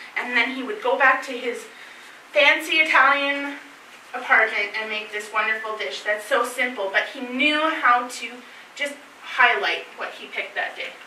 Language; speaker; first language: English; native; English